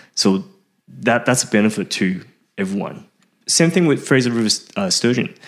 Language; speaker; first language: English; early bilingual, other home language; Chinese